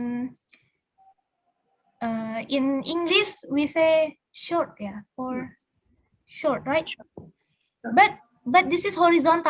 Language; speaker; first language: English; non-native, fluent; Indonesian